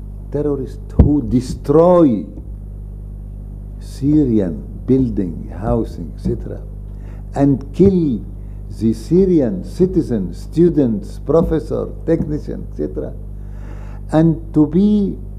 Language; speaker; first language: English; non-native, fluent; Arabic